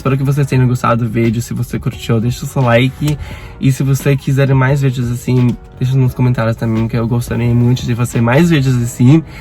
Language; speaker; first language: Portuguese; non-native, learner; Spanish